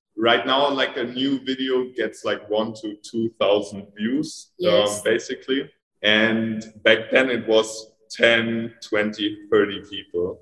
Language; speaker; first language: English; non-native, fluent; German